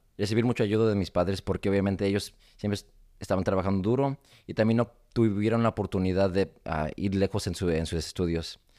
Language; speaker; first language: Spanish; early bilingual, heritage; Spanish